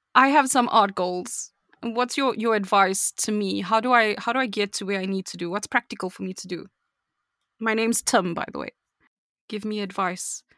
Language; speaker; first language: English; native; English